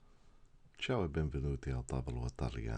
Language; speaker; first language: Italian; non-native, fluent; English